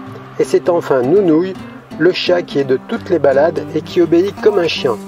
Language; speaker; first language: French; native; French